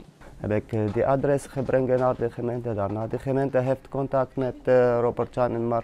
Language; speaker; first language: Dutch; non-native, learner; Arabic